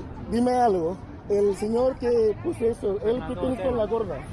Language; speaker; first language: Spanish; non-native, learner; English